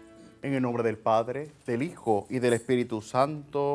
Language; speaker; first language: Spanish; native; Spanish